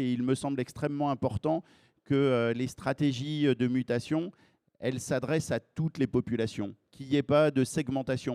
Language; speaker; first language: French; native; French